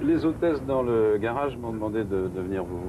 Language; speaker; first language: French; native; French